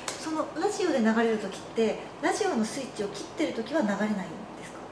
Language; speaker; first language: Japanese; native; Japanese